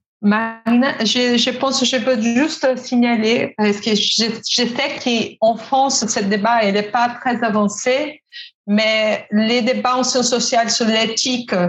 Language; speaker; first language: French; non-native, fluent; Portuguese